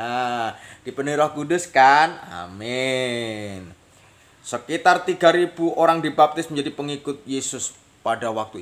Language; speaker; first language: Indonesian; native; Indonesian